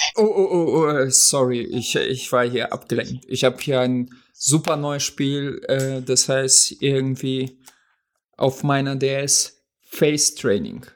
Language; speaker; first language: German; non-native, fluent; Russian